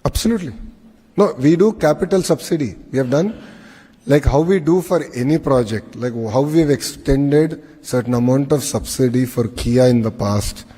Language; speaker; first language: English; non-native, local second language; Telugu